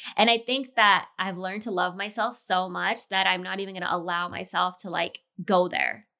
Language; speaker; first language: English; native; English